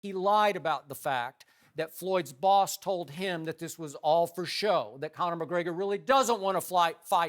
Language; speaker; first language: English; native; English